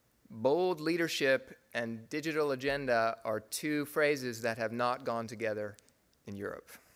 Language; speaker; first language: English; native; English